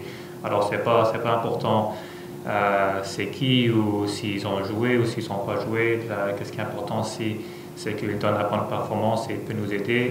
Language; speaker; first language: French; non-native, fluent; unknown